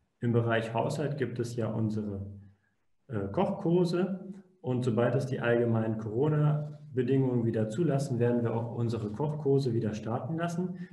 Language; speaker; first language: German; native; German